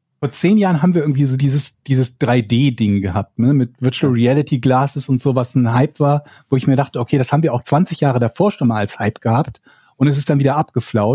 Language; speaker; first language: German; native; German